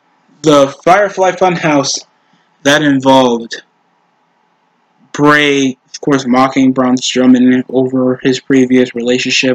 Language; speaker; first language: English; native; English